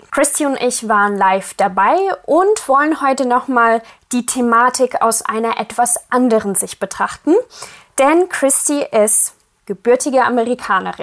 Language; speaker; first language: German; native; German